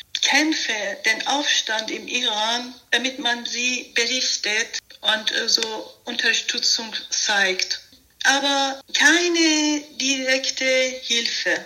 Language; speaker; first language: German; non-native, fluent; Persian